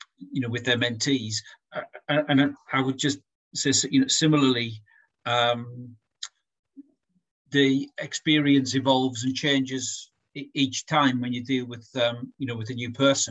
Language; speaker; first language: English; native; English